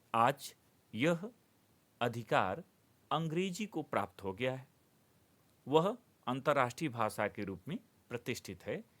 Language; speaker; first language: Hindi; native; Hindi